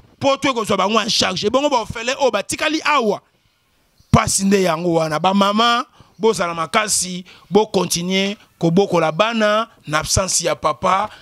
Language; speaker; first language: Lingala; native; Lingala